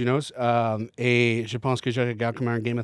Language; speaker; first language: French; non-native, learner; English